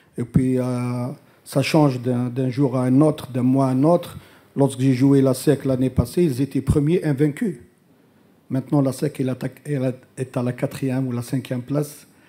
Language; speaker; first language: French; non-native, local second language; Arabic